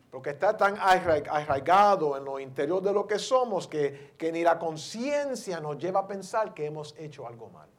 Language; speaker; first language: Spanish; early bilingual, heritage; Spanish